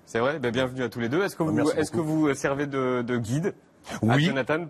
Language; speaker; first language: French; native; French